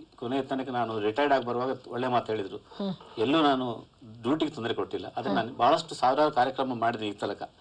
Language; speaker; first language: Kannada; native; Kannada